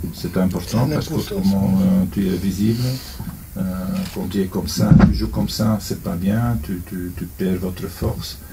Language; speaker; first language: French; non-native, local second language; Dutch